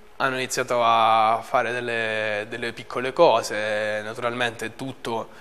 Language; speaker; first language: Italian; native; Italian